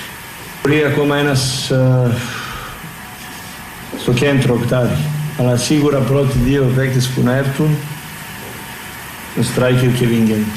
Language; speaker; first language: Greek; non-native, learner; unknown